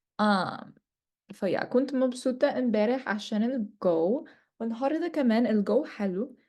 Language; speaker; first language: Egyptian Arabic; non-native, learner; English